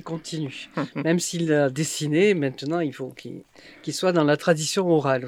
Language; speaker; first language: French; native; French